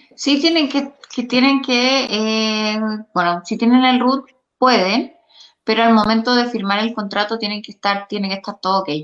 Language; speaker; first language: Spanish; native; Spanish